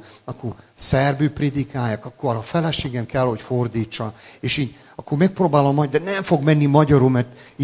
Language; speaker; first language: Hungarian; non-native, local second language; Serbian